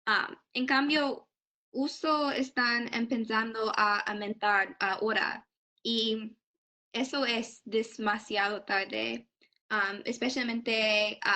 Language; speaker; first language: Spanish; non-native, learner; English